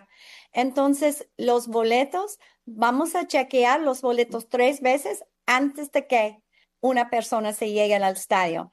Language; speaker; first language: Spanish; non-native, fluent; English